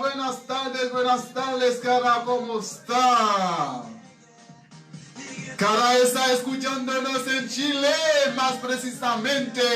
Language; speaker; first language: Spanish; non-native, learner; Haitian Creole